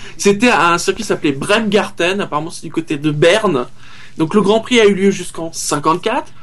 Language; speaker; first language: French; native; French